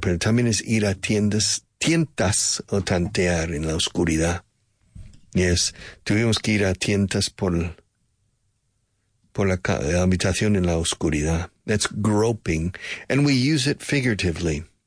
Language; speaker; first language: Spanish; non-native, fluent; English